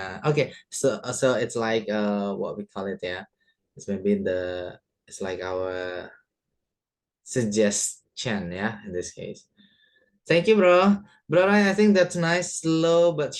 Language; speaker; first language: English; non-native, fluent; Indonesian